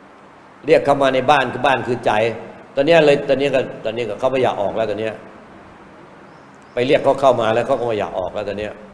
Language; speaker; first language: Thai; native; Thai